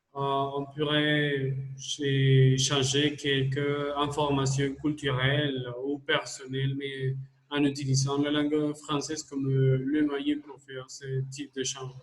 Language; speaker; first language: French; non-native, learner; Spanish